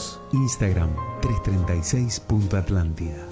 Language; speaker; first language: Spanish; native; Spanish